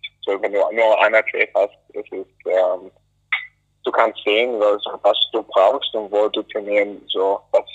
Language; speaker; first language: German; non-native, fluent; English